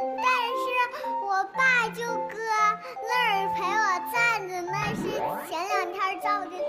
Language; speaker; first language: Chinese; native; Chinese